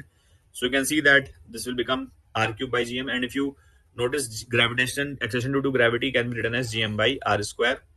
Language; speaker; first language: English; non-native, local second language; Hindi